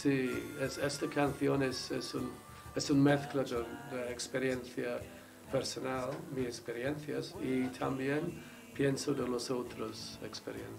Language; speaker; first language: Spanish; non-native, learner; English